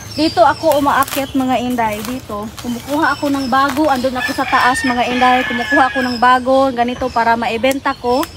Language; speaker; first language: Filipino; non-native, local second language; Cebuano